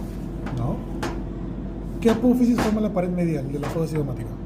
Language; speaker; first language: Spanish; native; Spanish